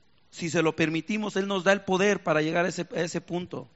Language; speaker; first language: Spanish; native; Spanish